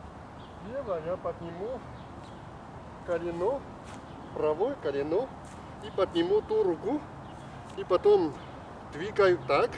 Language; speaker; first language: Russian; non-native, learner; Chinese